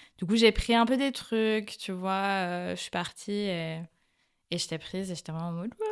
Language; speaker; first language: French; non-native, fluent; Persian